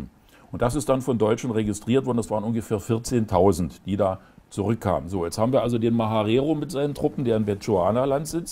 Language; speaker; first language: German; native; German